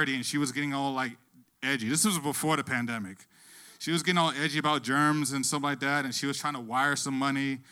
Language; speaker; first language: English; native; English